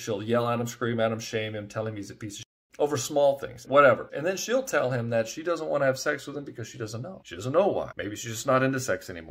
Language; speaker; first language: English; native; English